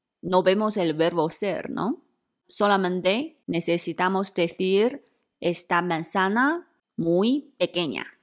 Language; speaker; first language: Spanish; non-native, fluent; Chinese